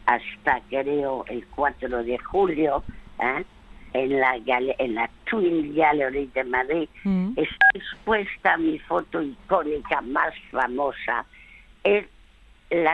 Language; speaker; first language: Spanish; early bilingual, other home language; French